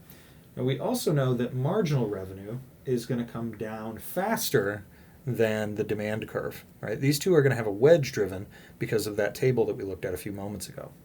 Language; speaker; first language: English; native; English